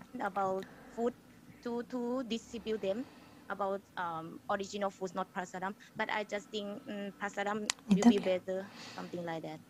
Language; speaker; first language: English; non-native, learner; Thai